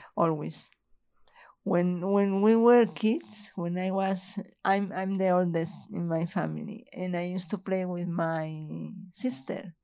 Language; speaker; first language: English; non-native, fluent; Spanish